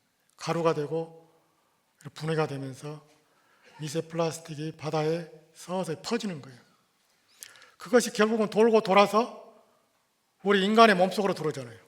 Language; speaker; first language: Korean; native; Korean